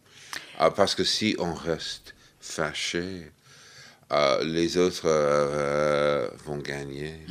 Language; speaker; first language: French; non-native, fluent; English